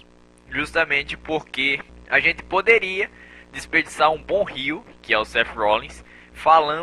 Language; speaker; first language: Portuguese; native; Portuguese